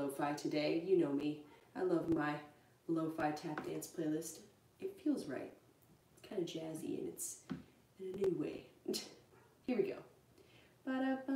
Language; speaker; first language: English; native; English